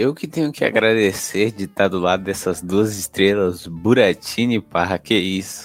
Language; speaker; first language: Portuguese; native; Portuguese